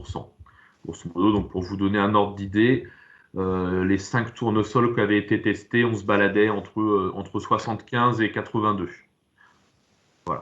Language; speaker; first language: French; native; French